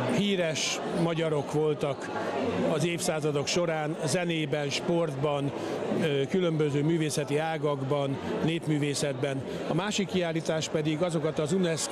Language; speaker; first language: Hungarian; native; Hungarian